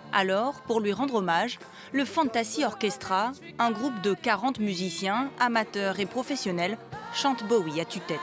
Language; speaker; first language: French; native; French